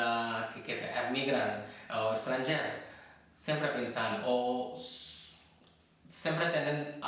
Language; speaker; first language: Catalan; non-native, fluent; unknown